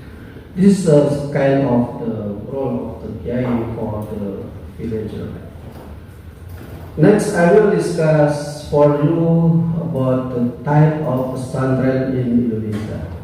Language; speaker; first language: English; non-native, learner; Indonesian